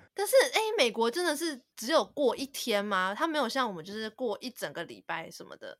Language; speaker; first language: Chinese; native; Chinese